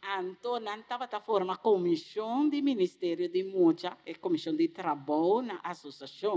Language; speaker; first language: Portuguese; non-native, learner; Papiamento